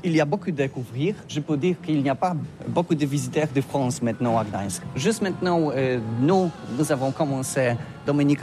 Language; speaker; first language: French; non-native, learner; Polish